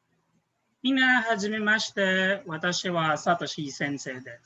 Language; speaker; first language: Japanese; non-native, fluent; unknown